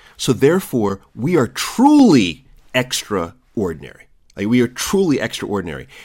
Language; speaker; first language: English; native; English